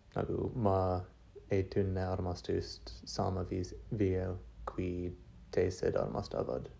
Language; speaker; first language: Estonian; non-native, learner; English